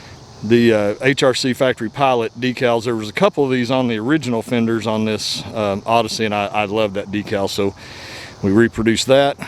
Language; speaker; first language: English; native; English